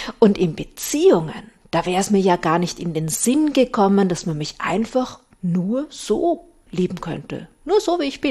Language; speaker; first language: German; native; German